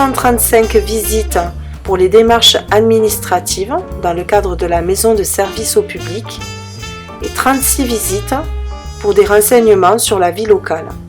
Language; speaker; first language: French; native; French